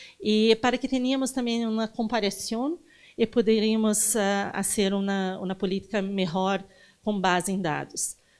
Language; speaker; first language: Spanish; non-native, learner; Portuguese